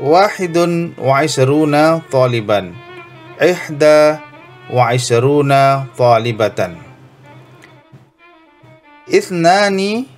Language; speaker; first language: Arabic; non-native, fluent; Indonesian